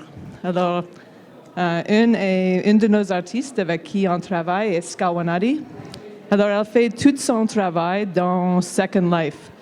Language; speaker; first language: French; non-native, local second language; English